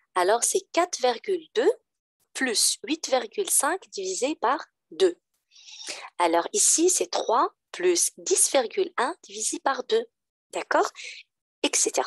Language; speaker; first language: French; non-native, local second language; Arabic